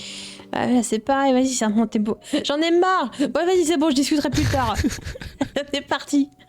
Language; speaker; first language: French; native; French